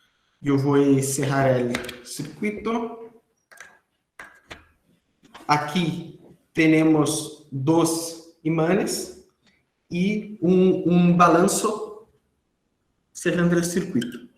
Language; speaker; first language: Spanish; non-native, fluent; Portuguese